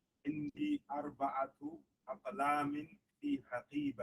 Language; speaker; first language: Arabic; non-native, learner; English